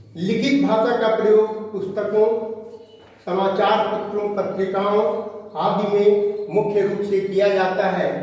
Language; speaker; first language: Hindi; native; Hindi